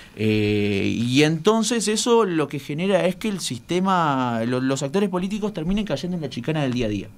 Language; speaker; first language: Spanish; native; Spanish